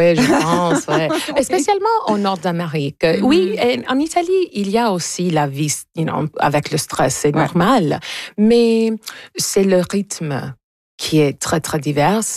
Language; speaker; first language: French; non-native, local second language; English